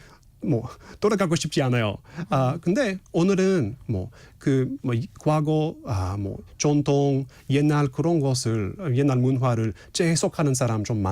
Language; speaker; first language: Korean; non-native, fluent; English